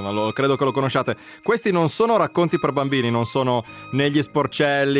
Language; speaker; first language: Italian; native; Italian